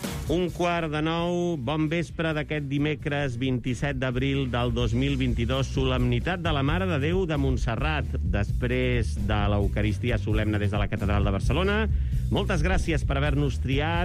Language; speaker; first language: Catalan; native; Catalan